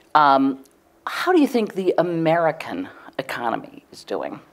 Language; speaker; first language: English; native; English